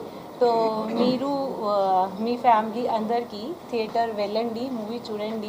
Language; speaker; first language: Telugu; non-native, learner; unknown